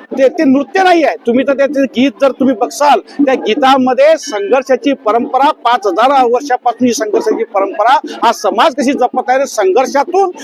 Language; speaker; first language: Marathi; non-native, local second language; Lambadi